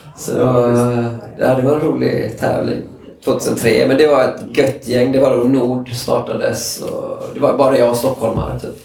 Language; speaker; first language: Swedish; native; Swedish